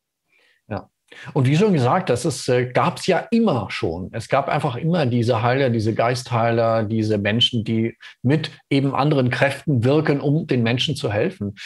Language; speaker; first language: German; native; German